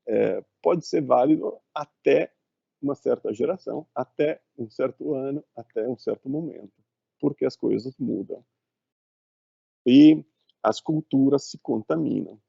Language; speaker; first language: Portuguese; non-native, fluent; Italian